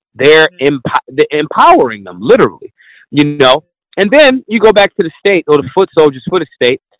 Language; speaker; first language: English; native; English